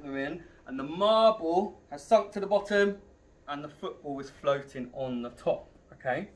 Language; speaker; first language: English; native; English